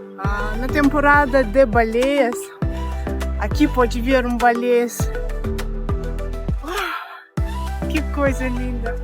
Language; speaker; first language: Portuguese; non-native, learner; Russian